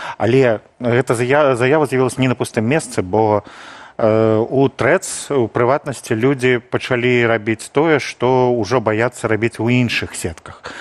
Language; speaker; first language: Belarusian; non-native, local second language; Russian